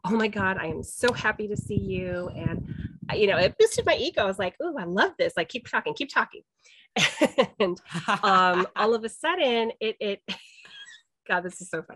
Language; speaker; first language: English; native; English